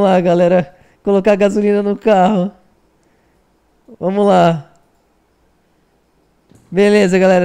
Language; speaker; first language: Portuguese; native; Portuguese